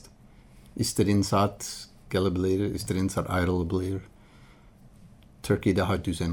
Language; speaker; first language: Turkish; non-native, learner; English